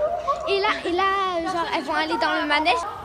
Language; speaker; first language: French; native; French